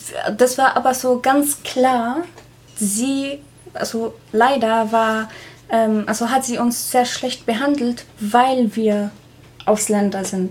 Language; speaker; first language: German; non-native, fluent; Arabic